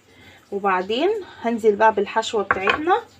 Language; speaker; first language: Arabic; native; Arabic